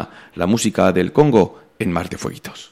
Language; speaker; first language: Spanish; native; Spanish